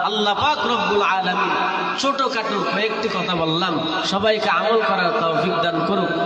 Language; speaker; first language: Bangla; native; Bangla